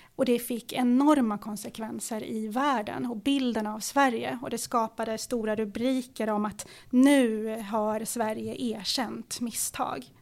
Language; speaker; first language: Swedish; early bilingual, other home language; Arabic